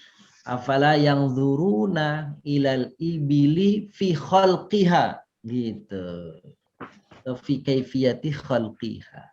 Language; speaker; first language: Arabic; non-native, fluent; Indonesian